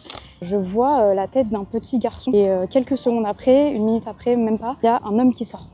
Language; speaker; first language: French; native; French